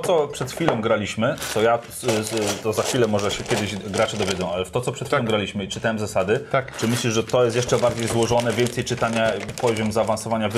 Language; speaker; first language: Polish; native; Polish